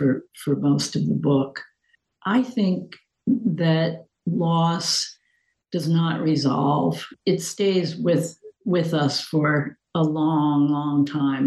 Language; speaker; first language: English; native; English